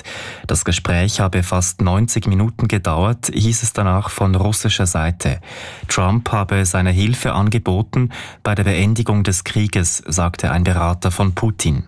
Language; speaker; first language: German; native; German